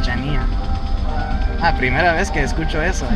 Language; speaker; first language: Spanish; early bilingual, heritage; English